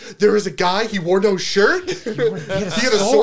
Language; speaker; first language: English; native; English